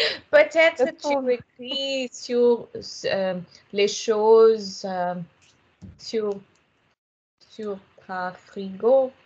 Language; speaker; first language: French; non-native, learner; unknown